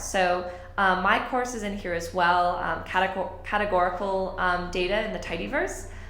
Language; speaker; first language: English; native; English